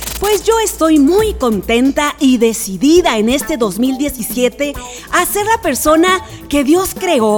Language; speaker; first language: Spanish; native; Spanish